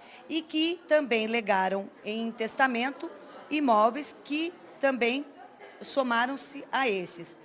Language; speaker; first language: Portuguese; native; Portuguese